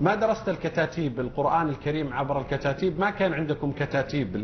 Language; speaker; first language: Arabic; native; Arabic